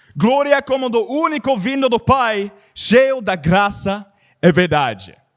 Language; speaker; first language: Portuguese; non-native, learner; English